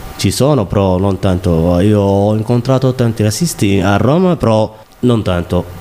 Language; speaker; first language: Italian; non-native, learner; Somali